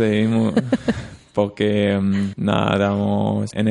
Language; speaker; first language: Spanish; non-native, learner; German